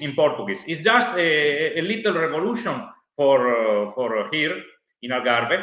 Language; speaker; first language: English; non-native, learner; Italian